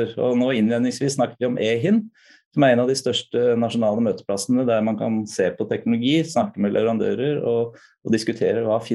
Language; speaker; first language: Norwegian; native; Norwegian